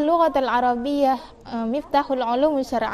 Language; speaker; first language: Arabic; non-native, learner; Indonesian